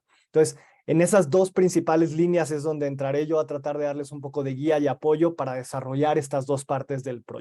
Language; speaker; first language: Spanish; native; Spanish